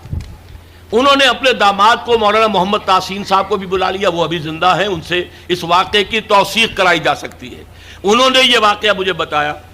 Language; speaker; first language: Urdu; native; Urdu